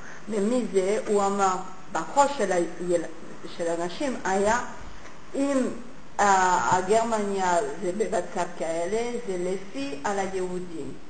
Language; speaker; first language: Hebrew; non-native, fluent; French